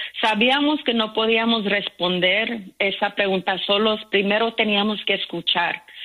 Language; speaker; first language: Spanish; early bilingual, heritage; Spanish